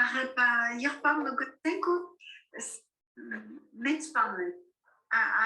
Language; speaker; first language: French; non-native, learner; Armenian